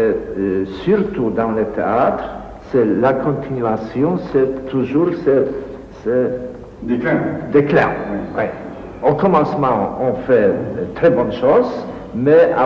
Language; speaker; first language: French; non-native, fluent; Polish